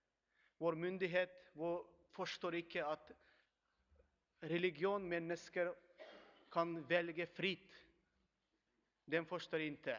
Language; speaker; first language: Swedish; non-native, learner; Turkmen